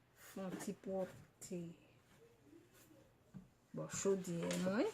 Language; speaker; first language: French; non-native, local second language; Haitian Creole